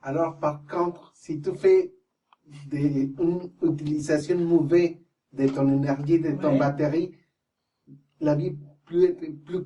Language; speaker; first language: French; non-native, fluent; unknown